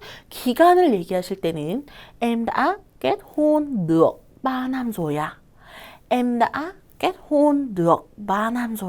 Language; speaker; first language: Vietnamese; non-native, fluent; Korean